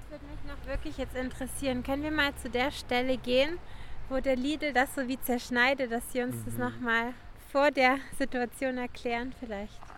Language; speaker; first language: German; native; German